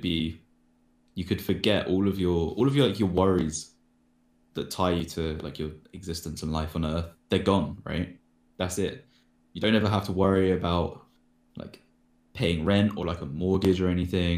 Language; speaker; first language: English; native; English